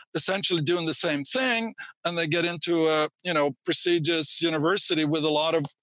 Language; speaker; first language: English; non-native, fluent; Swedish